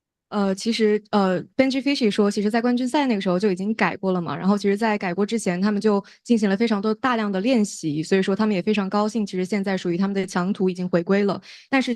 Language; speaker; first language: Chinese; native; Chinese